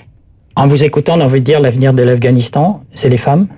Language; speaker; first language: French; native; French